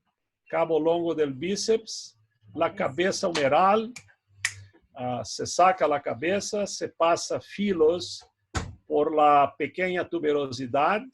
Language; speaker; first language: Spanish; non-native, fluent; Portuguese